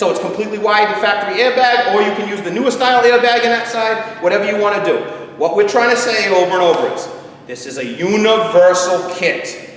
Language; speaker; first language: English; native; English